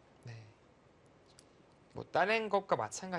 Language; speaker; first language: Korean; native; Korean